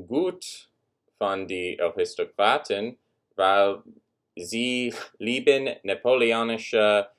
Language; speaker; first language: German; non-native, learner; English